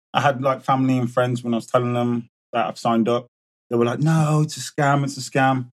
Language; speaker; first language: English; native; English